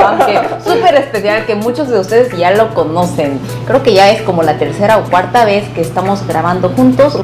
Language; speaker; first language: Spanish; non-native, fluent; Korean